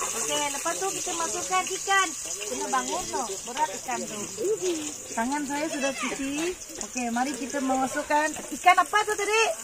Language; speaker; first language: Malay; non-native, local second language; Iban